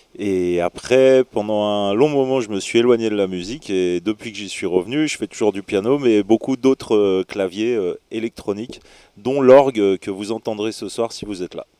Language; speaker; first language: French; native; French